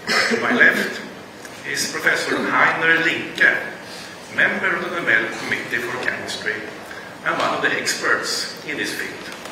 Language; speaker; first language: English; non-native, fluent; Swedish